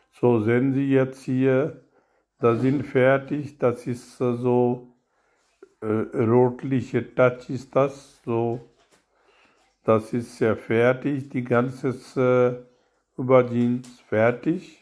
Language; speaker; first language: German; non-native, learner; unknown